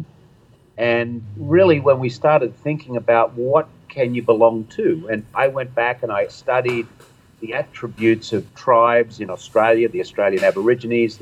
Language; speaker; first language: English; native; English